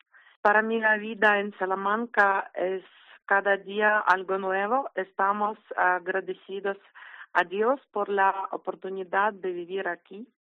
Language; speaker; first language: Spanish; non-native, learner; Ukrainian